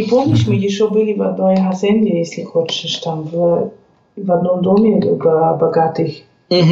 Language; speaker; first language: Russian; non-native, fluent; German